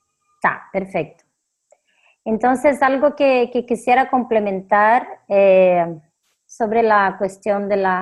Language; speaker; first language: Spanish; non-native, fluent; Portuguese